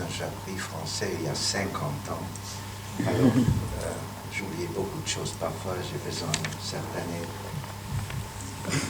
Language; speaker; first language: French; non-native, fluent; Hungarian